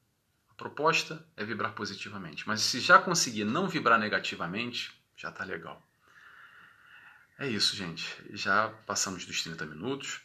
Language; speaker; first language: Portuguese; native; Portuguese